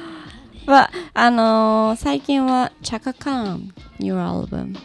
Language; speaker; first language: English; non-native, learner; Japanese